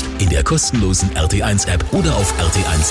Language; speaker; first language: German; native; German